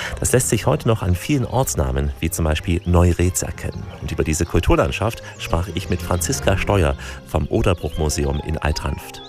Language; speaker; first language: German; native; German